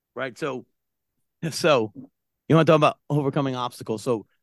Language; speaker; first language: English; native; English